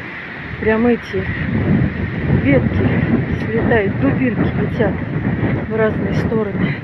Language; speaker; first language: Russian; native; Russian